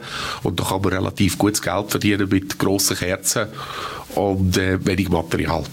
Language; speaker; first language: German; native; German